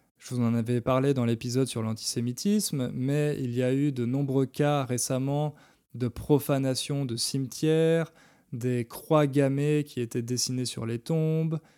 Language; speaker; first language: French; native; French